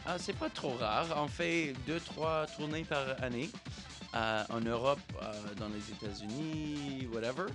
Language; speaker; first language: French; non-native, fluent; English